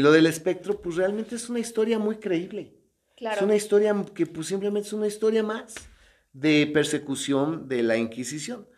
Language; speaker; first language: Spanish; native; Spanish